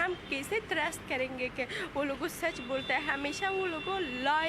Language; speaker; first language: Hindi; non-native, learner; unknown